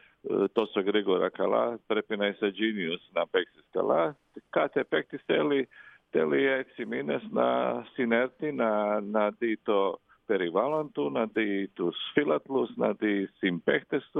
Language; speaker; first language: Greek; non-native, learner; Croatian